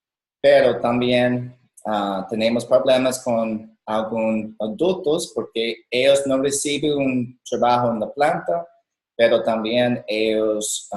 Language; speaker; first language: Spanish; non-native, learner; English